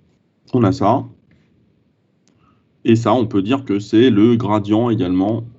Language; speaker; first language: French; native; French